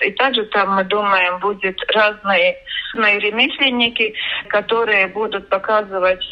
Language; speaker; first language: Russian; non-native, local second language; Latvian